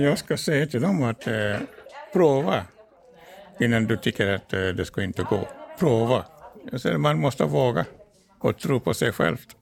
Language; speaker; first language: Swedish; non-native, learner; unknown